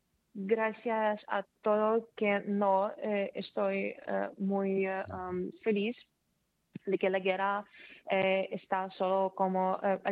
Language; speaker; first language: Spanish; non-native, fluent; Ukrainian